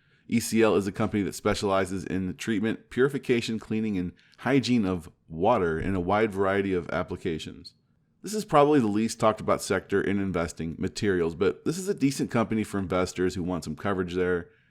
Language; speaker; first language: English; native; English